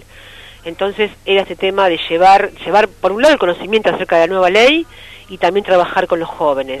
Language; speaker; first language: Spanish; native; Spanish